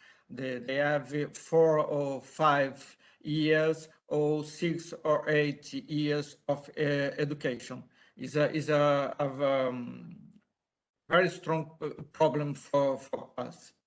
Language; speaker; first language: English; non-native, learner; Portuguese